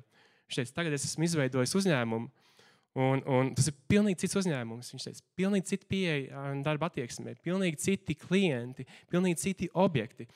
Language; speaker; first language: Latvian; native; Latvian